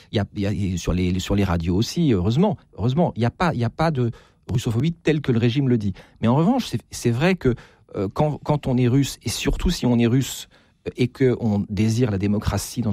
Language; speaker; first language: French; native; French